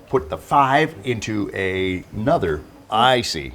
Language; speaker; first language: English; native; English